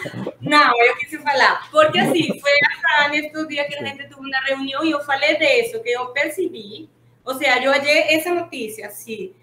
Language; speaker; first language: Portuguese; non-native, fluent; Spanish